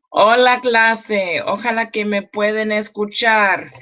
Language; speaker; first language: Spanish; non-native, learner; English